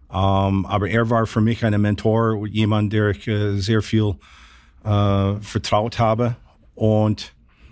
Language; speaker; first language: German; non-native, fluent; English